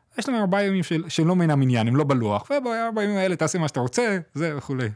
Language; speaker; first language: Hebrew; native; Hebrew